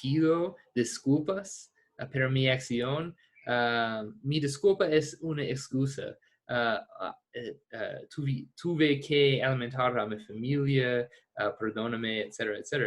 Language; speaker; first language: Spanish; non-native, fluent; English